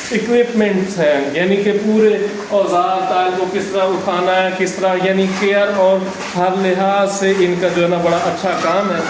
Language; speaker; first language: Urdu; non-native, local second language; Saraiki